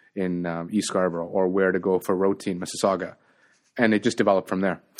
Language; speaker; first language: English; native; English